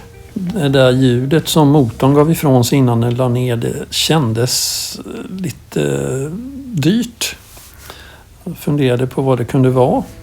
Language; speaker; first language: Swedish; native; Swedish